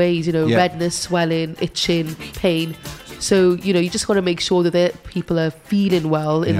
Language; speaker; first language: English; native; English